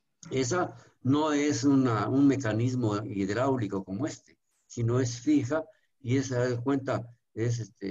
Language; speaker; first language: Spanish; native; Spanish